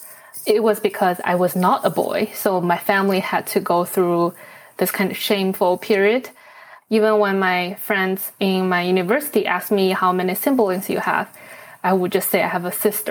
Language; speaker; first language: English; non-native, fluent; Chinese